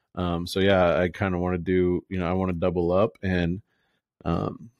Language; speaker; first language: English; native; English